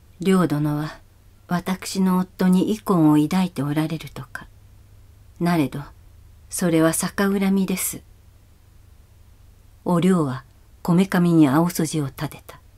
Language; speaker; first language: Japanese; native; Japanese